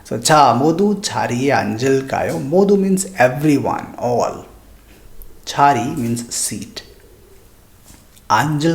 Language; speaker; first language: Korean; non-native, fluent; Hindi